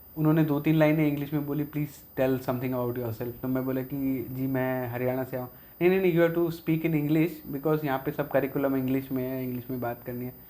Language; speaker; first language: Hindi; non-native, local second language; Haryanvi